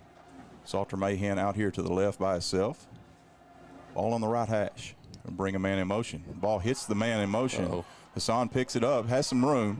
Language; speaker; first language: English; native; English